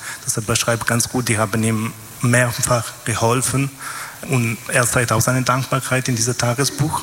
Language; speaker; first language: German; non-native, fluent; Italian